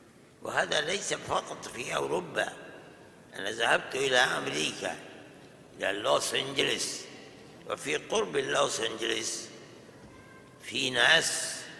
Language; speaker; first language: Arabic; non-native, fluent; Urdu